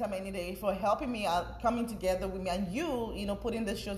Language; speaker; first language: English; non-native, local second language; Yoruba